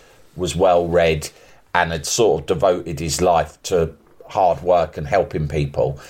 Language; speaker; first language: English; native; English